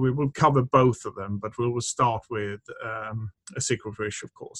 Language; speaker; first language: English; non-native, fluent; Swedish